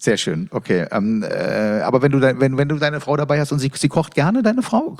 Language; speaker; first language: German; native; German